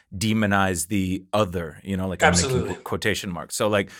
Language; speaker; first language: English; native; English